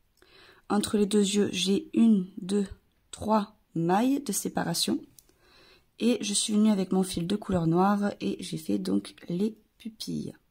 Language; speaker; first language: French; native; French